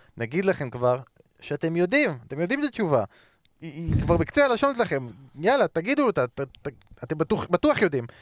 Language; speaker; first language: Hebrew; native; Hebrew